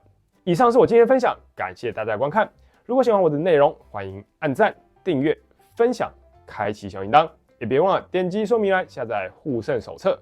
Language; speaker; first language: Chinese; native; Chinese